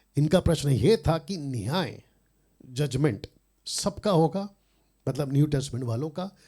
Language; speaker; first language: Hindi; native; Hindi